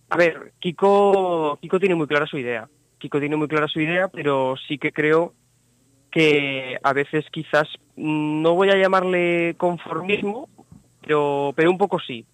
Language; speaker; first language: Spanish; native; Spanish